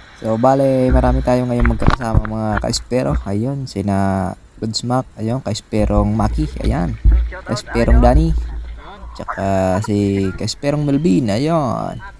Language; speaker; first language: Filipino; non-native, local second language; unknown